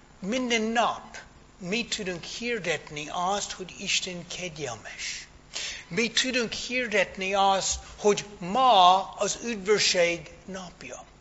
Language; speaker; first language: Hungarian; non-native, fluent; English